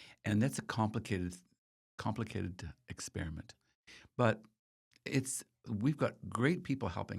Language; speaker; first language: English; native; English